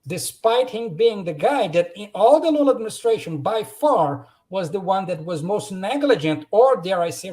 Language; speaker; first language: English; non-native, fluent; Portuguese